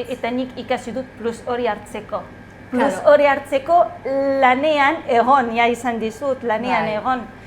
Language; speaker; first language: Basque; non-native, learner; Arabic